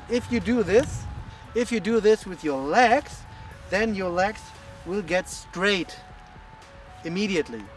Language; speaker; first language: English; non-native, fluent; German